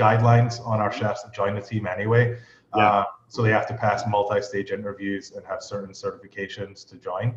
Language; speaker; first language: English; native; English